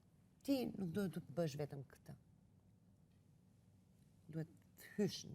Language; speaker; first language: Albanian; native; Albanian